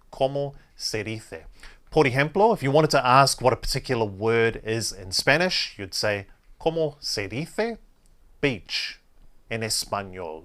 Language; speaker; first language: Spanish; non-native, fluent; English